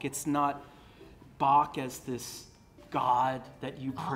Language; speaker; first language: English; native; English